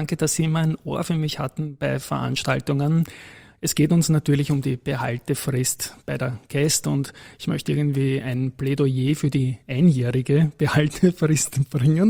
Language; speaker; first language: German; native; German